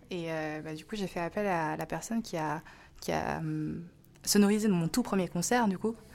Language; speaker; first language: French; native; French